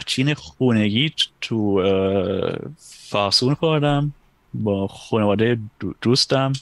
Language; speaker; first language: Persian; non-native, fluent; German